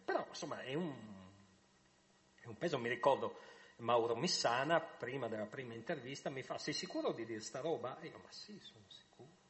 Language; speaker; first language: Italian; native; Italian